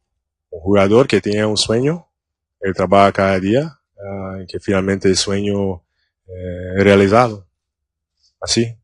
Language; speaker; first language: Spanish; non-native, learner; English